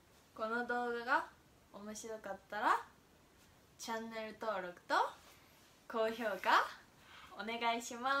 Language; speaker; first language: Japanese; native; Japanese